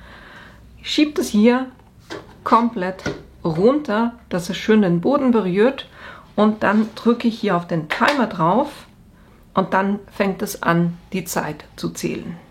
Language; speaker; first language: German; native; German